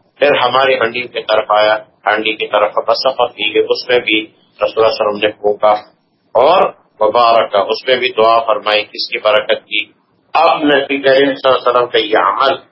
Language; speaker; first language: Urdu; non-native, local second language; Pashto